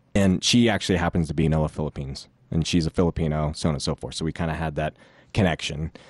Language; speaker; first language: English; native; English